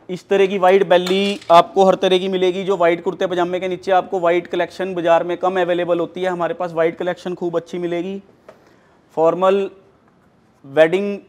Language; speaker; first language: Hindi; native; Hindi